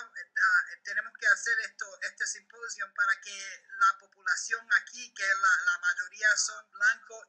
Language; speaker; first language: Spanish; early bilingual, heritage; Spanish